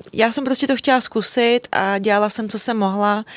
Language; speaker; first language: Czech; early bilingual, other home language; Russian